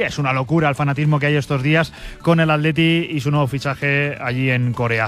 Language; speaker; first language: Spanish; native; Spanish